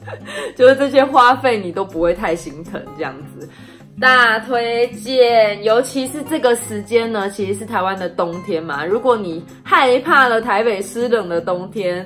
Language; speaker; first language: Chinese; native; Chinese